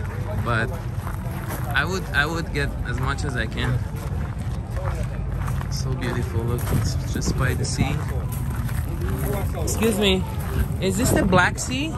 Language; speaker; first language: English; non-native, fluent; Persian